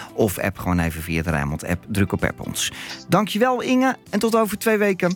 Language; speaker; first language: Dutch; native; Dutch